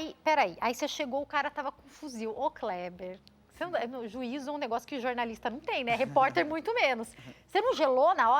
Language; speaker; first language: Portuguese; native; Portuguese